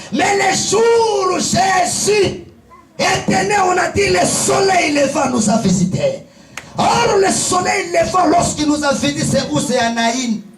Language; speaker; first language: French; non-native, local second language; Lingala